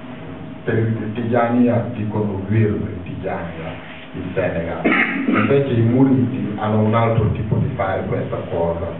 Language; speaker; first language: Italian; non-native, fluent; Wolof